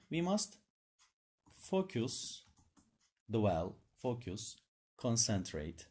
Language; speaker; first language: English; non-native, fluent; Turkish